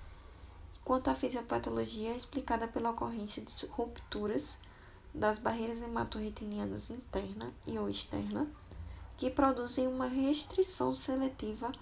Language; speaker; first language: Portuguese; native; Portuguese